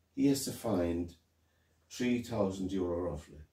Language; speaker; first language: English; native; English